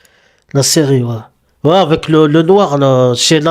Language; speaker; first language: French; native; French